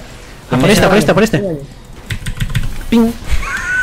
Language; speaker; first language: Spanish; native; Spanish